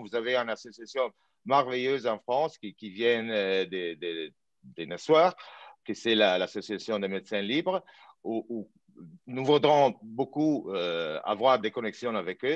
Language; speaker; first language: French; non-native, fluent; Italian